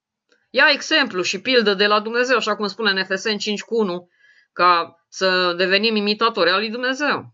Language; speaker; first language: Romanian; native; Romanian